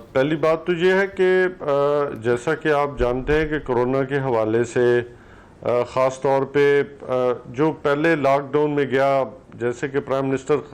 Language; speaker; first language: Urdu; non-native, local second language; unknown